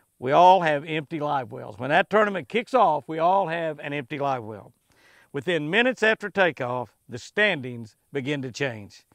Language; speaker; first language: English; native; English